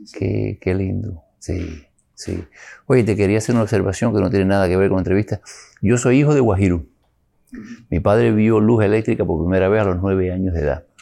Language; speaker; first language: Spanish; early bilingual, other home language; English